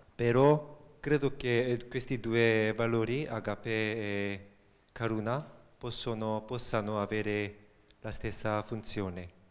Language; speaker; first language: Italian; non-native, fluent; Korean